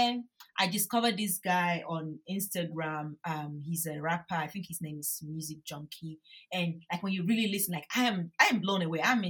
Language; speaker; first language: English; non-native, local second language; Bini